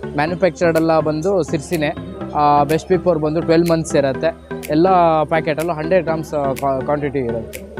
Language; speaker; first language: Kannada; native; Kannada